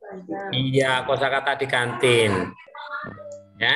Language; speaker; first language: Malay; native; Malay